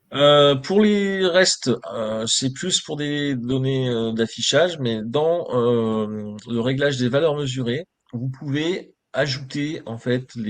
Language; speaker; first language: French; native; French